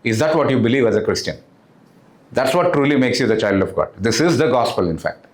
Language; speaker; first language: English; non-native, local second language; Telugu